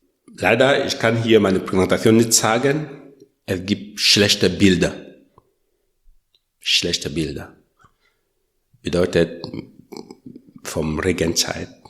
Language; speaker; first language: German; non-native, learner; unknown